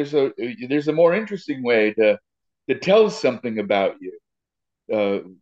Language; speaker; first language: English; native; English